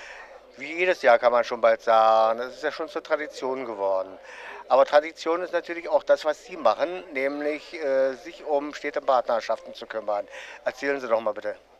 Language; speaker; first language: German; native; German